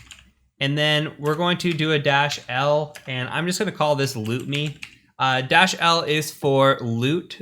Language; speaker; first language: English; native; English